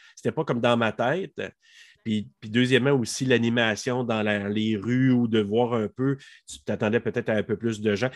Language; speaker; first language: French; native; French